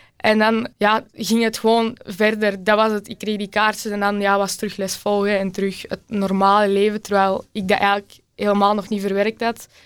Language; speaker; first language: Dutch; early bilingual, other home language; Turkish